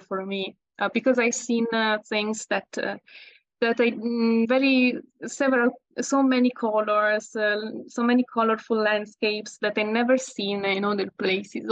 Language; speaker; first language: English; non-native, fluent; Italian